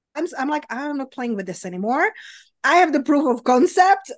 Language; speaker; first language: English; non-native, fluent; Czech